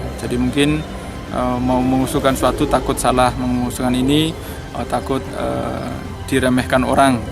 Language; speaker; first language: Indonesian; non-native, local second language; Javanese